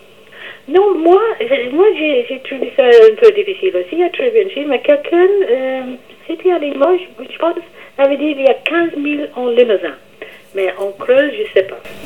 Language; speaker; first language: French; non-native, fluent; English